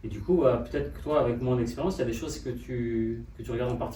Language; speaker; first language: French; native; French